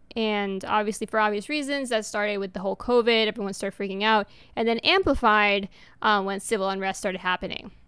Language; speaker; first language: English; early bilingual, other home language; Spanish